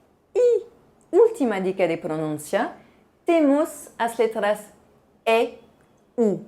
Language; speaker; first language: Portuguese; non-native, fluent; French